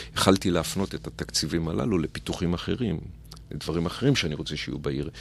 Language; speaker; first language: Hebrew; native; Hebrew